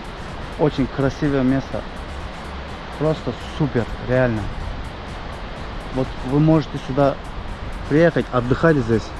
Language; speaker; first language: Russian; non-native, fluent; Azerbaijani